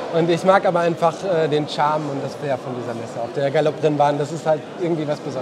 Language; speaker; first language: German; native; German